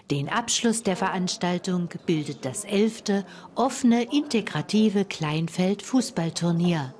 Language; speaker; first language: German; native; German